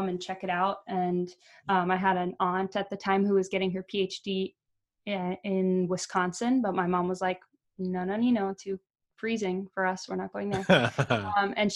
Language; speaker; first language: English; early bilingual, other home language; Portuguese